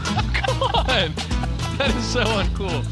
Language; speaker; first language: English; native; English